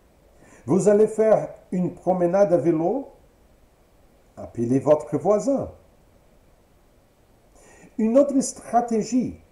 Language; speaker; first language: French; non-native, fluent; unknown